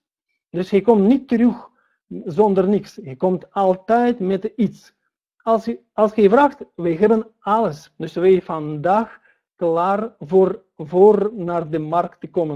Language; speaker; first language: Dutch; non-native, learner; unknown